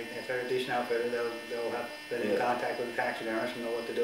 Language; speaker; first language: English; native; English